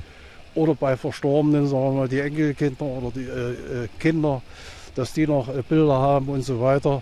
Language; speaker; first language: German; native; German